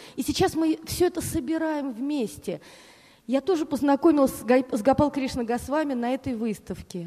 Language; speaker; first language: Russian; native; Russian